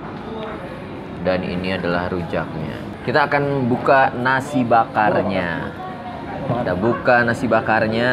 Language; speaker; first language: Indonesian; native; Indonesian